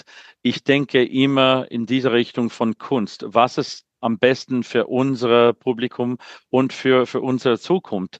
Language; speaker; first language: German; non-native, learner; English